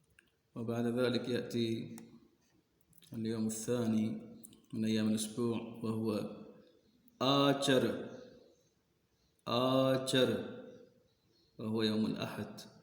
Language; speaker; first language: Arabic; non-native, fluent; Sindhi